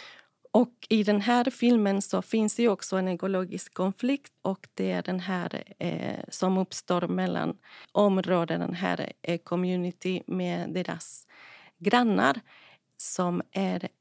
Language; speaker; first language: Swedish; non-native, fluent; Spanish